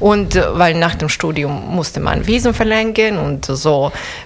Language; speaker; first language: German; non-native, fluent; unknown